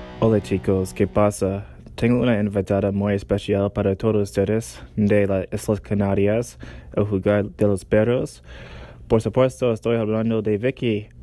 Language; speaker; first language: Spanish; non-native, learner; English